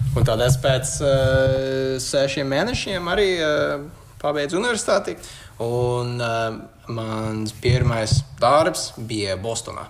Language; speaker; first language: Latvian; non-native, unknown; English